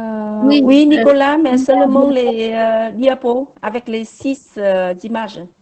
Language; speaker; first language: French; non-native, learner; Vietnamese